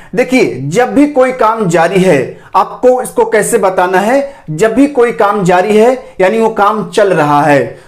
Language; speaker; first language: Hindi; native; Hindi